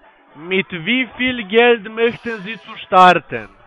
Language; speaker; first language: German; non-native, learner; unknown